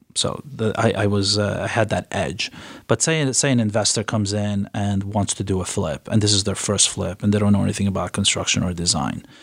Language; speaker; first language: English; early bilingual, other home language; Persian